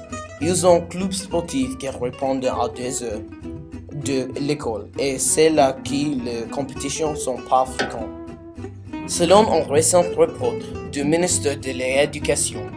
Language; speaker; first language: French; non-native, learner; English